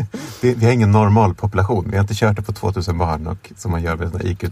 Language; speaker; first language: Swedish; native; Swedish